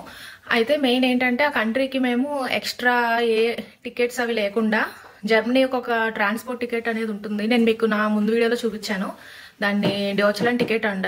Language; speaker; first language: Telugu; native; Telugu